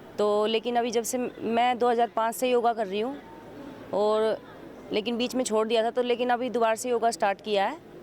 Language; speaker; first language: Hindi; native; Hindi